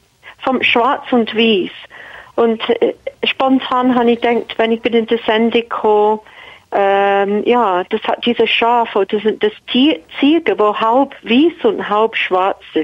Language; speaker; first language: German; non-native, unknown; English